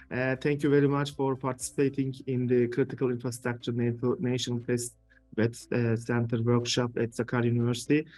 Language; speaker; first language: English; non-native, fluent; Turkish